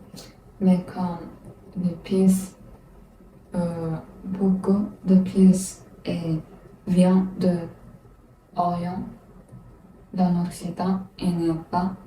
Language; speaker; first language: French; non-native, learner; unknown